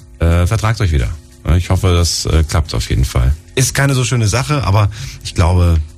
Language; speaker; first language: German; native; German